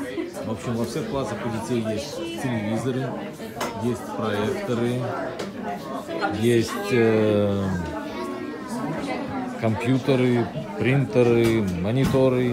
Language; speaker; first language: Russian; native; Russian